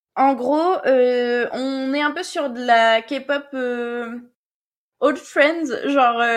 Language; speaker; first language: French; native; French